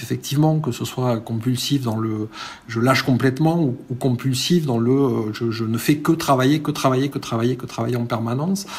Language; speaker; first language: French; native; French